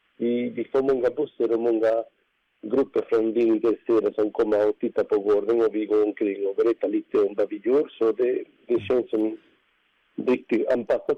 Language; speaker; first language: Swedish; non-native, fluent; Spanish